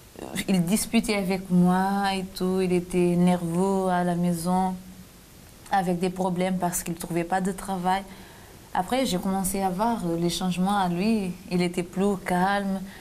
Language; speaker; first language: French; non-native, fluent; Portuguese